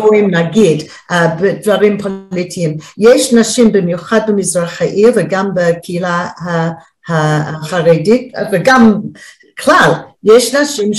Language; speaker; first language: Hebrew; non-native, fluent; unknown